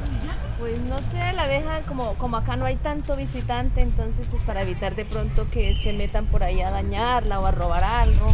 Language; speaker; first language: Spanish; native; Spanish